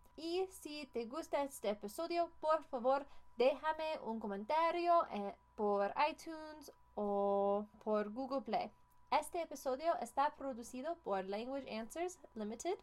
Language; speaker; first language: Spanish; non-native, fluent; English